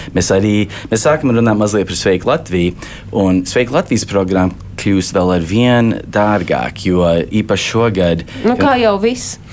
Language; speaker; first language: Latvian; early bilingual, heritage; Latvian